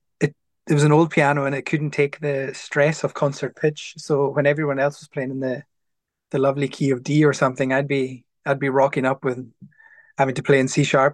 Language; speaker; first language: English; native; English